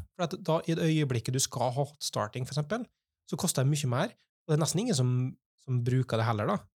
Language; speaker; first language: Norwegian; native; Norwegian